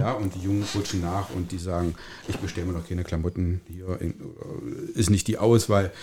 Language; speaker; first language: German; native; German